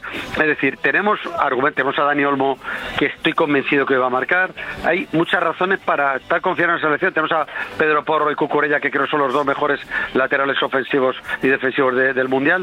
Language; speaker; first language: Spanish; native; Spanish